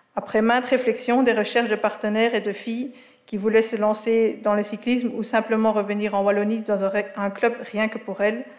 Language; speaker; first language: French; native; French